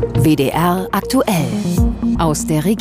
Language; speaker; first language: German; native; German